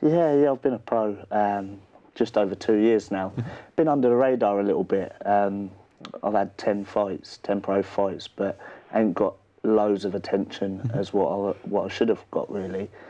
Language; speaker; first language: English; native; English